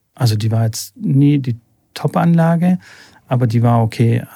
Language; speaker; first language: German; early bilingual, other home language; Bulgarian